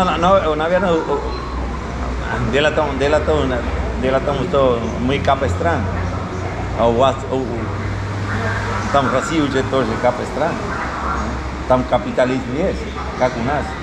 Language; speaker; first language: Russian; non-native, learner; Spanish